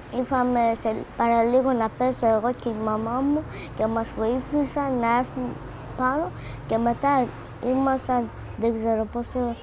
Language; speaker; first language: Greek; early bilingual, other home language; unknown